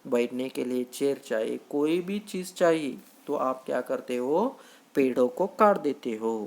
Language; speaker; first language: Hindi; non-native, local second language; Kannada